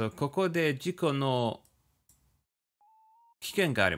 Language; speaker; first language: Japanese; non-native, learner; English